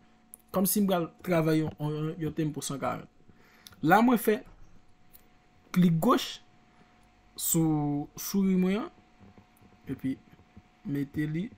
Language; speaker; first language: French; non-native, local second language; Haitian Creole